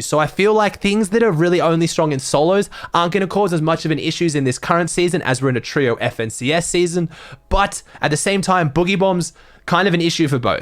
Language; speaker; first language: English; native; English